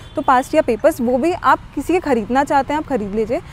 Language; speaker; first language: Hindi; native; Hindi